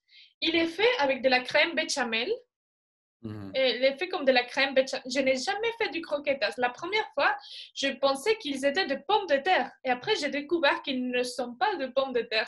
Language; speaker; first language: French; non-native, fluent; Spanish